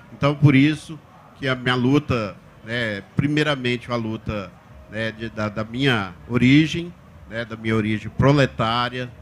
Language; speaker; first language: Portuguese; native; Portuguese